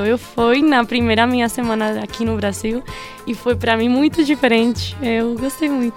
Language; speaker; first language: Portuguese; non-native, fluent; Spanish